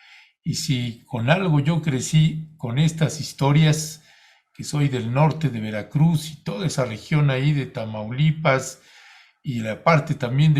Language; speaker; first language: Spanish; native; Spanish